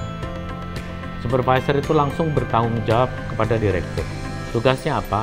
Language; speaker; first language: Indonesian; non-native, local second language; Javanese